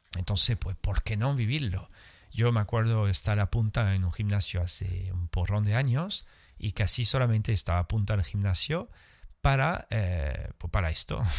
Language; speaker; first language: Spanish; non-native, fluent; French